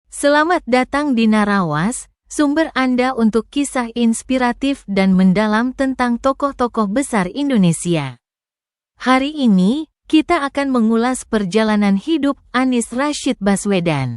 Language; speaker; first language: Indonesian; native; Indonesian